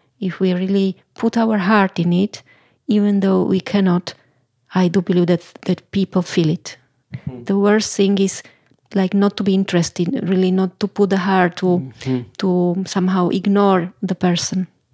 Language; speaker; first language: English; non-native, fluent; Slovak